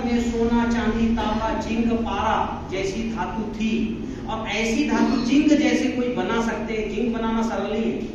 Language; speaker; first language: Hindi; non-native, local second language; Marathi